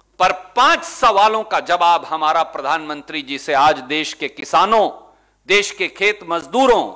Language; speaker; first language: Hindi; native; Hindi